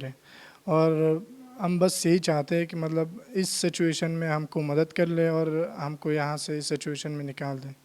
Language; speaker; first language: Hindi; non-native, learner; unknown